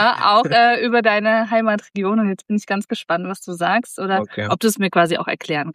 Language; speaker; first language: German; native; German